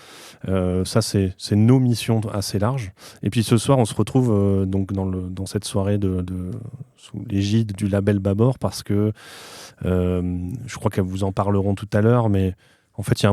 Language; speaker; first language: French; native; French